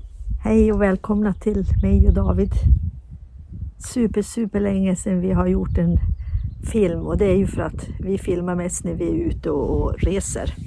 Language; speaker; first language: Swedish; native; Swedish